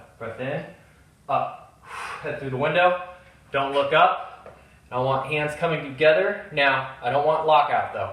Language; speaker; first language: English; native; English